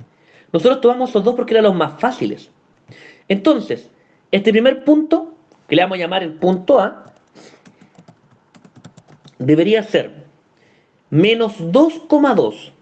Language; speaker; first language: Spanish; native; Spanish